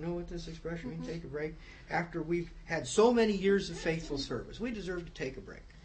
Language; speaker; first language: English; native; English